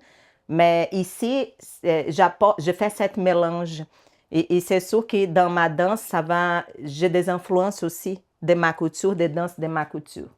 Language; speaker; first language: French; non-native, learner; Portuguese